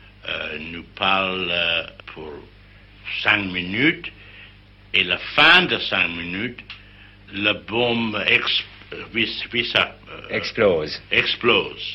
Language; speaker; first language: French; non-native, learner; English